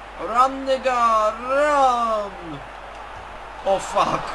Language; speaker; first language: English; non-native, learner; Polish